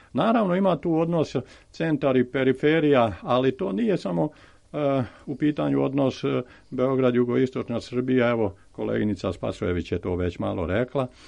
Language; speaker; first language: Serbian; native; Serbian